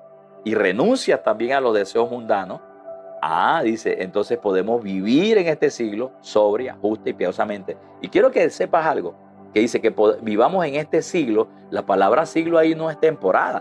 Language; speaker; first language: Spanish; native; Spanish